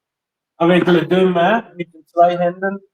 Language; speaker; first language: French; non-native, learner; German